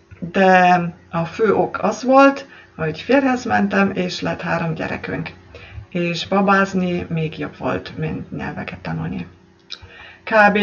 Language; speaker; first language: Hungarian; non-native, fluent; German